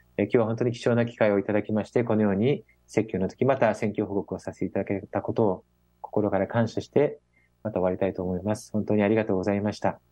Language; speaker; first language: Japanese; native; Japanese